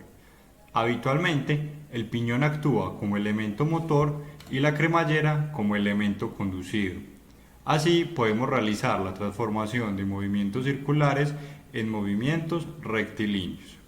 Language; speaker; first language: Spanish; native; Spanish